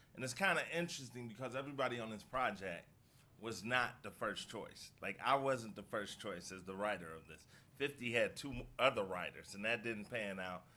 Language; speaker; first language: English; native; English